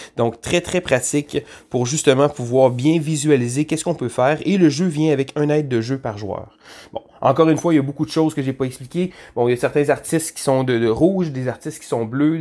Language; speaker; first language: French; native; French